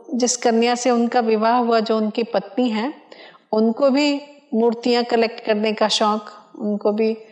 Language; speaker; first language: Hindi; non-native, local second language; Odia